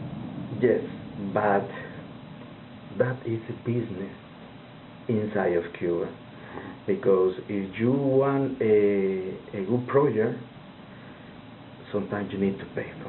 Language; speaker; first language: English; non-native, learner; Spanish